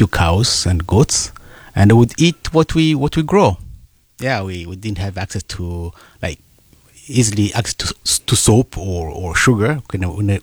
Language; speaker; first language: English; non-native, fluent; Rundi